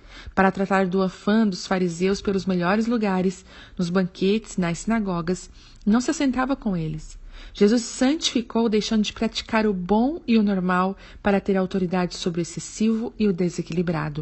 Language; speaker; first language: Portuguese; native; Portuguese